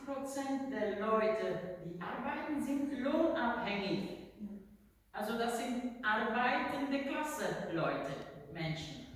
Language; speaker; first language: German; non-native, learner; Dutch